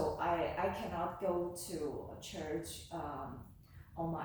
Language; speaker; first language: English; non-native, learner; Chinese